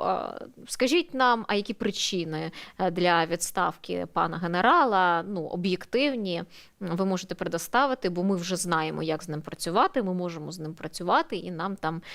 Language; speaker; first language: Ukrainian; native; Ukrainian